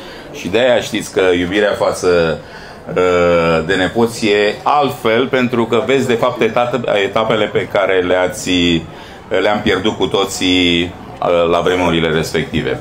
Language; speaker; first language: Romanian; native; Romanian